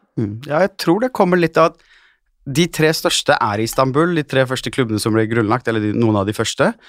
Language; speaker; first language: Norwegian; early bilingual, other home language; Turkish